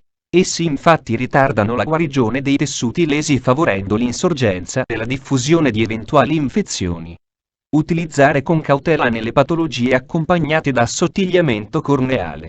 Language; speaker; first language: Italian; native; Italian